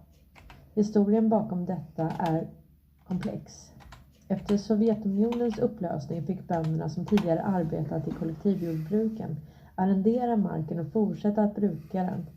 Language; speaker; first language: Swedish; native; Swedish